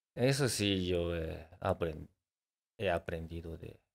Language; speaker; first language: Spanish; non-native, fluent; Japanese